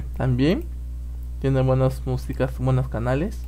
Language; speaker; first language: Spanish; native; Spanish